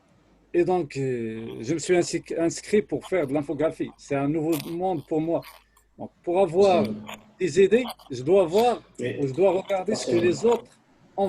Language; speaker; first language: French; non-native, local second language; Arabic